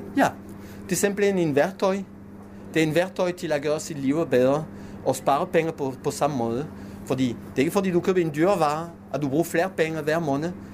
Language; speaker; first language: Danish; non-native, fluent; French